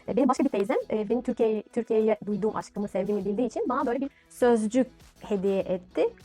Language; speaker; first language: Turkish; non-native, fluent; Russian